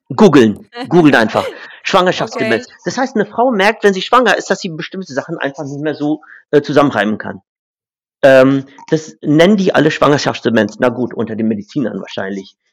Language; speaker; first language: German; non-native, fluent; English